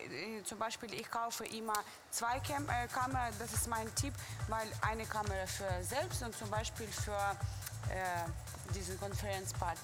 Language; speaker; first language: German; non-native, fluent; Russian